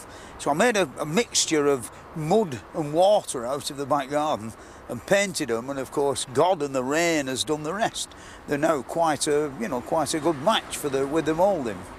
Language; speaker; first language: English; native; English